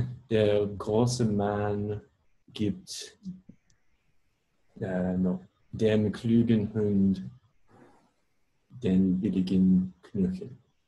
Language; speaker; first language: German; non-native, learner; English